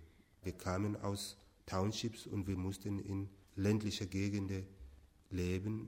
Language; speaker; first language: German; non-native, fluent; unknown